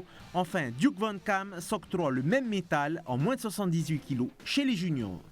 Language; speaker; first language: French; native; French